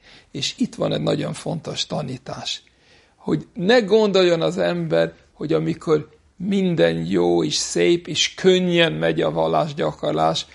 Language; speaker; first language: Hungarian; non-native, fluent; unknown